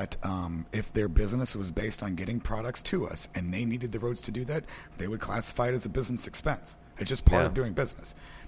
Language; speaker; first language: English; native; English